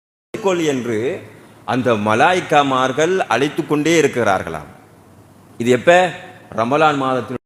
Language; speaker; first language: Tamil; native; Tamil